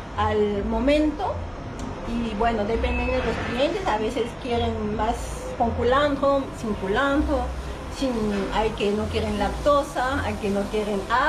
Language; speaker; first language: Spanish; early bilingual, heritage; Spanish